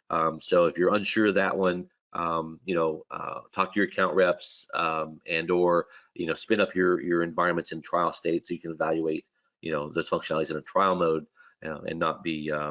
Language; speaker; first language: English; native; English